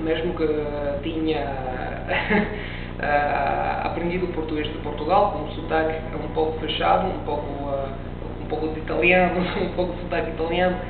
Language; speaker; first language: Portuguese; non-native, learner; Italian